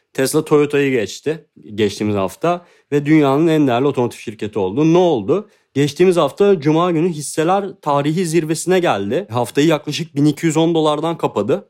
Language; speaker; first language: Turkish; native; Turkish